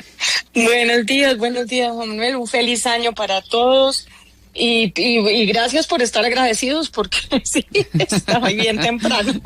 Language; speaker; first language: Spanish; native; Spanish